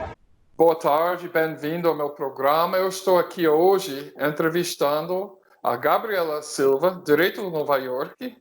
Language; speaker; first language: Portuguese; non-native, fluent; English